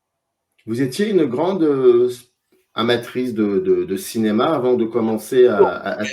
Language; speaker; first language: French; native; French